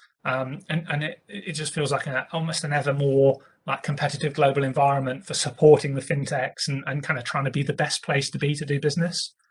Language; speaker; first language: English; native; English